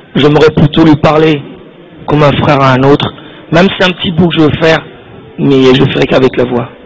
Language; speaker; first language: French; non-native, local second language; Lingala